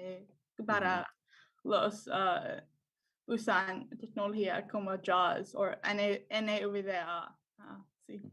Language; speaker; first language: Spanish; non-native, learner; English